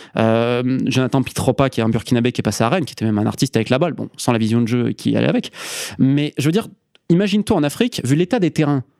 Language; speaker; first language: French; native; French